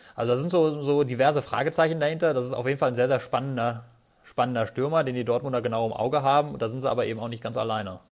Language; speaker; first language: German; native; German